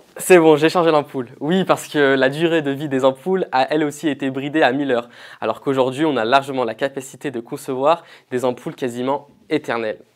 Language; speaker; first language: French; native; French